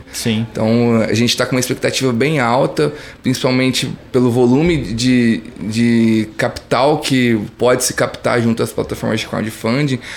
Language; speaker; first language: Portuguese; native; Portuguese